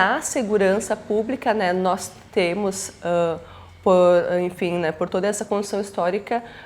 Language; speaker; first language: Portuguese; native; Portuguese